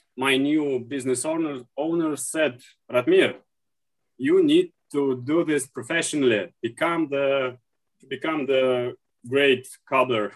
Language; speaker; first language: English; non-native, learner; Russian